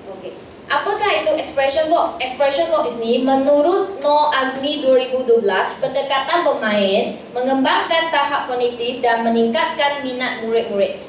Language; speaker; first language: Malay; non-native, local second language; Chinese